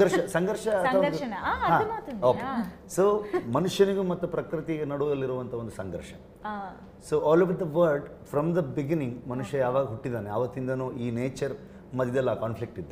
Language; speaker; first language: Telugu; non-native, learner; Kannada